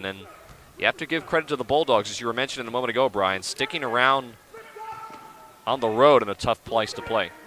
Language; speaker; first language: English; native; English